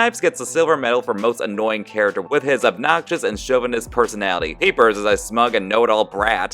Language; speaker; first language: English; native; English